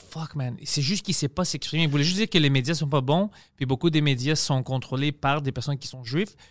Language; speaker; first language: French; non-native, fluent; Greek